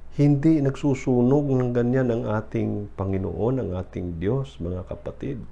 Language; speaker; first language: Filipino; native; Filipino